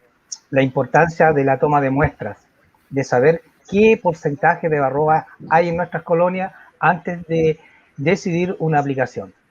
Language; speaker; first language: Spanish; native; Spanish